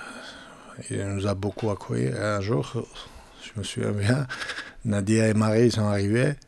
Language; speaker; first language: French; non-native, fluent; Georgian